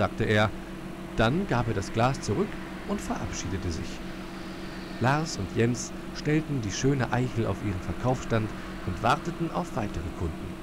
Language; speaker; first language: German; native; German